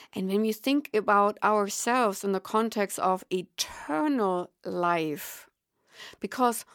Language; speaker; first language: English; non-native, fluent; German